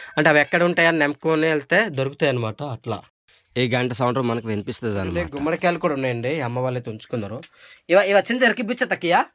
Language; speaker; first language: Telugu; non-native, local second language; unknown